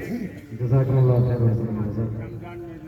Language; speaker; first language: Hindi; native; Hindi